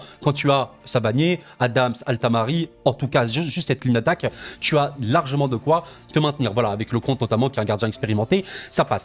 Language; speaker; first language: French; native; French